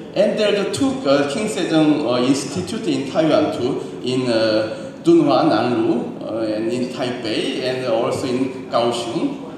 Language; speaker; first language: English; non-native, learner; Korean